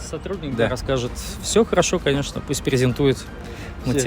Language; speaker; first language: Russian; native; Russian